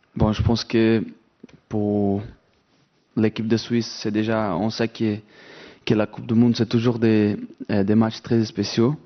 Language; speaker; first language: French; non-native, fluent; Portuguese